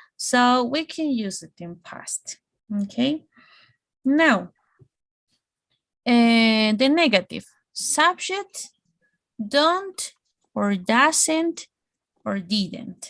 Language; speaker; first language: English; non-native, fluent; Spanish